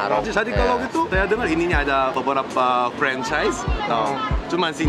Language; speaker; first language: Indonesian; non-native, fluent; Korean